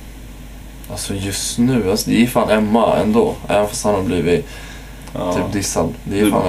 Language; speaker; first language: Swedish; native; Swedish